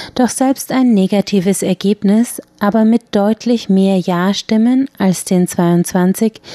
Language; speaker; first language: German; native; German